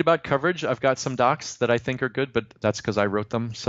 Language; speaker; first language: English; native; English